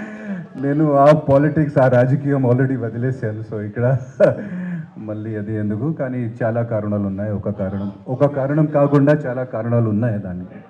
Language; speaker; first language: Telugu; non-native, local second language; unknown